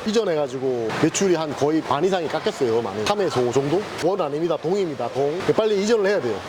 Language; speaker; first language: Korean; native; Korean